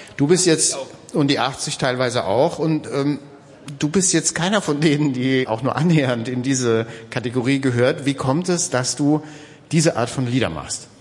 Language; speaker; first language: German; native; German